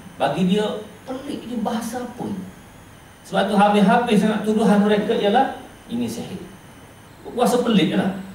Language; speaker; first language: Malay; native; Malay